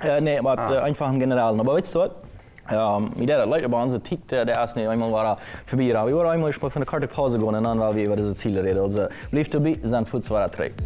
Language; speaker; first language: German; non-native, local second language; Plautdietsch